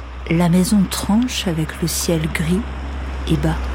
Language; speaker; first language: French; native; French